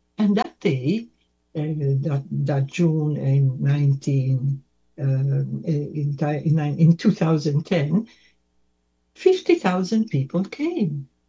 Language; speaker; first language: English; non-native, fluent; Italian